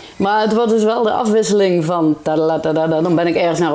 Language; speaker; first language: Dutch; native; Dutch